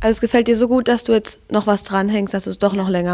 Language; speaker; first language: German; native; German